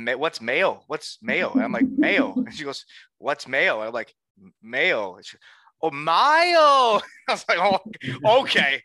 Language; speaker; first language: English; native; English